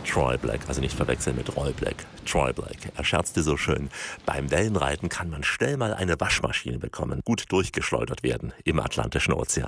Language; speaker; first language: German; native; German